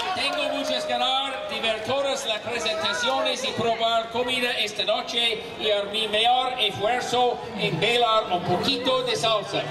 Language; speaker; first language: Spanish; non-native, learner; English